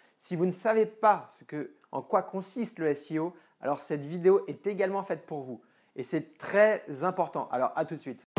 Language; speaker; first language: French; native; French